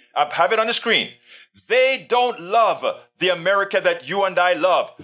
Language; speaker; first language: English; non-native, fluent; Spanish